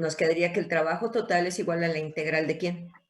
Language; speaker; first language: Spanish; native; Spanish